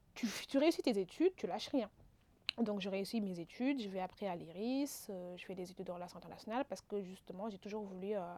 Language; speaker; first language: French; non-native, local second language; Wolof